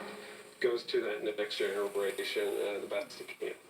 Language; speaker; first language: English; native; English